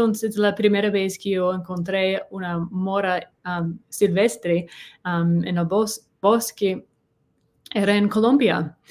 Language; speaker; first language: Spanish; non-native, learner; English